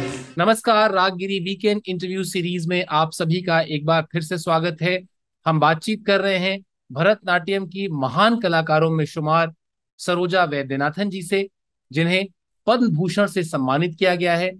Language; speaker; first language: Hindi; native; Hindi